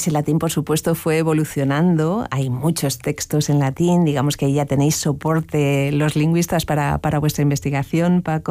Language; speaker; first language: Spanish; native; Spanish